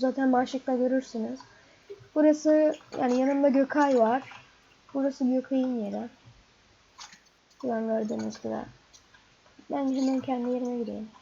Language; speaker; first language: Turkish; native; Turkish